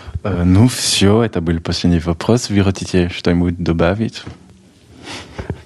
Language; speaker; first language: Russian; non-native, learner; French